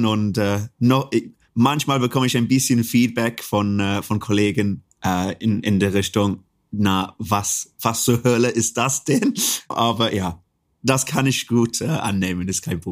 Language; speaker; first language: German; non-native, fluent; English